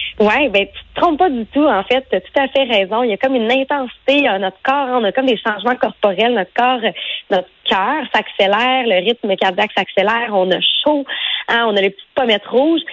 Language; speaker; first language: French; native; French